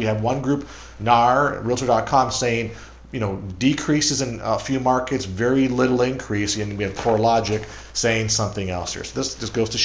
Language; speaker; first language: English; native; English